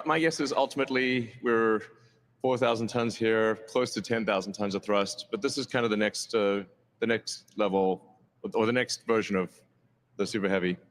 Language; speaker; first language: English; native; English